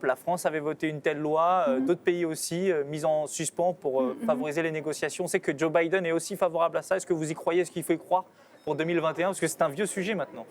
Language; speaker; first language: French; native; French